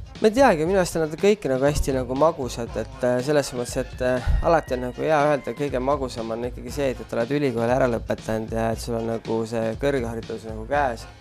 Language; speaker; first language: Estonian; native; Estonian